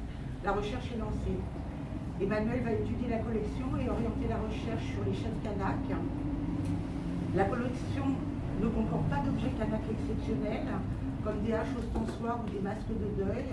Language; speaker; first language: French; native; French